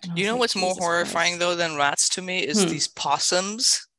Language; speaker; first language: English; non-native, fluent; German